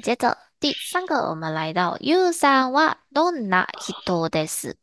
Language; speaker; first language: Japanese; non-native, fluent; Chinese